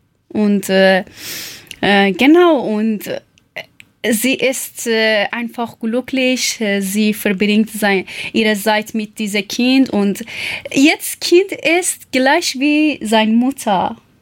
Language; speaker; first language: German; non-native, learner; Persian